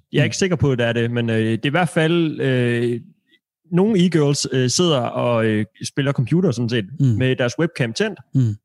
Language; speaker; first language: Danish; native; Danish